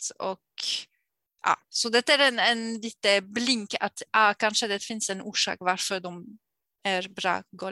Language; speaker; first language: Swedish; non-native, fluent; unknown